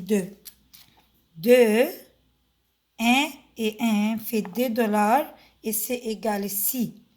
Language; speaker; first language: French; non-native, fluent; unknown